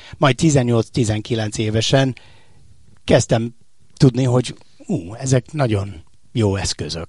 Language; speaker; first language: Hungarian; non-native, fluent; English